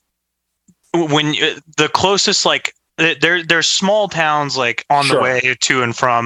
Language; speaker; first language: English; native; English